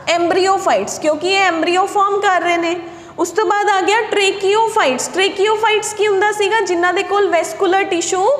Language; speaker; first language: Hindi; non-native, local second language; Punjabi